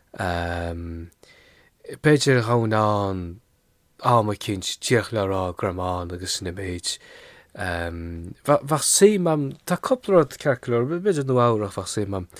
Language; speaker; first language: Irish; non-native, local second language; English